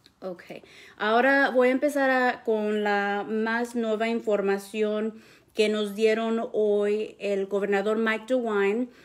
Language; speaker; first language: Spanish; early bilingual, heritage; Spanish